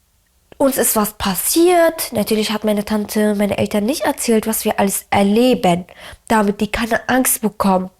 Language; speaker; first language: German; early bilingual, other home language; Arabic